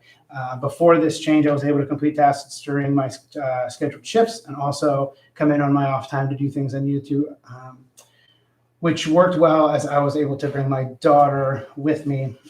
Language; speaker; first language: English; native; English